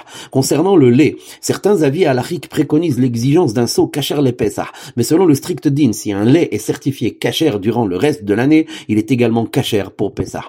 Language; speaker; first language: French; native; French